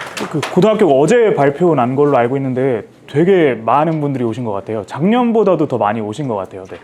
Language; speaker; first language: Korean; native; Korean